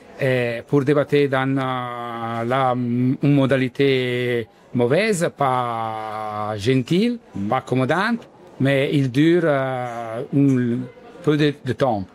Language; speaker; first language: French; non-native, learner; Italian